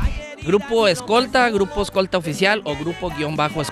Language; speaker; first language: Spanish; native; Spanish